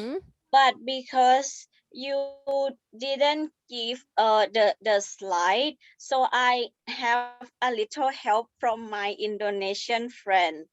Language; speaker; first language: English; non-native, fluent; Thai